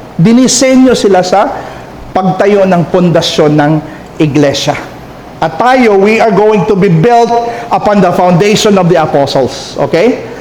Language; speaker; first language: Filipino; non-native, local second language; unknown